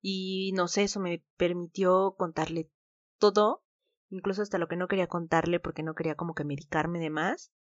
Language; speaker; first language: Spanish; native; Spanish